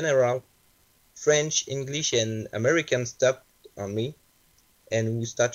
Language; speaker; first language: English; non-native, learner; French